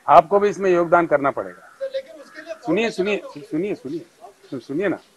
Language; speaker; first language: Hindi; non-native, local second language; Telugu